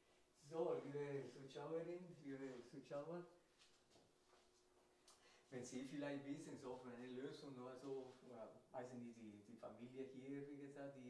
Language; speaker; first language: German; non-native, fluent; Spanish